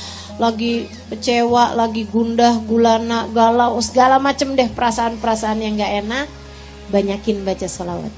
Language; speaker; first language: Indonesian; native; Indonesian